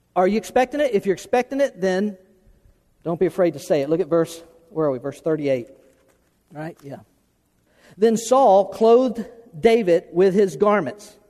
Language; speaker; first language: English; native; English